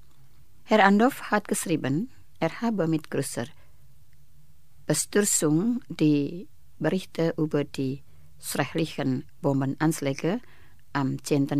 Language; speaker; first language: German; non-native, fluent; Indonesian